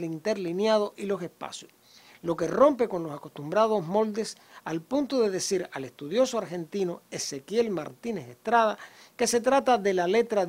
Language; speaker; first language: Spanish; native; Spanish